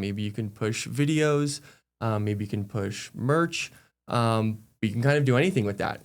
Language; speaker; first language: English; native; English